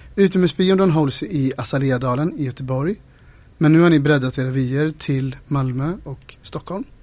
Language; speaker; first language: Swedish; native; Swedish